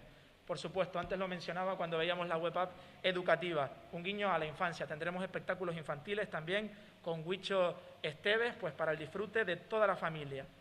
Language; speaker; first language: Spanish; native; Spanish